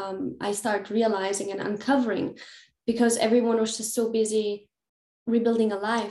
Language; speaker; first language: English; non-native, fluent; German